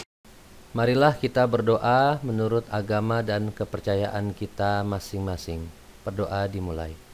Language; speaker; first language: Indonesian; non-native, local second language; Sundanese